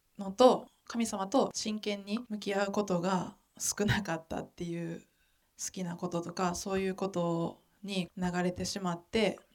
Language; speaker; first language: Japanese; native; Japanese